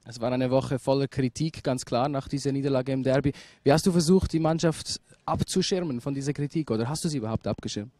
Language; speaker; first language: German; native; German